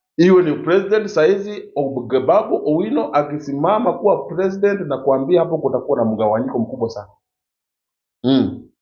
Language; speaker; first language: Swahili; non-native, local second language; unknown